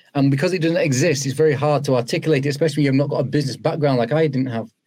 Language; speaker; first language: English; native; English